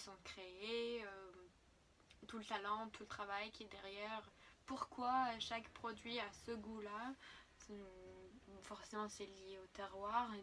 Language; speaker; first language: French; non-native, fluent; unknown